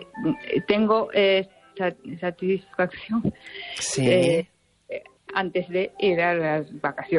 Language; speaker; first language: Spanish; non-native, fluent; Japanese